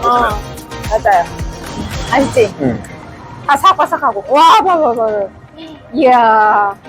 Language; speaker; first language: Korean; non-native, learner; Vietnamese